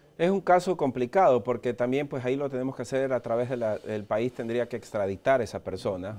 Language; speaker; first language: Spanish; early bilingual, heritage; Spanish